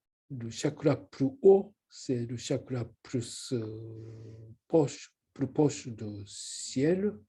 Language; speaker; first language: French; non-native, learner; Japanese